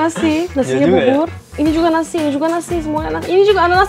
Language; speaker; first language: Indonesian; non-native, fluent; Turkish